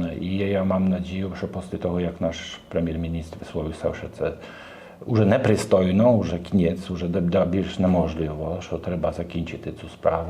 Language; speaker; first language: Ukrainian; non-native, learner; Polish